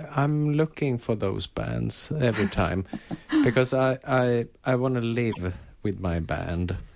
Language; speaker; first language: English; non-native, fluent; Swedish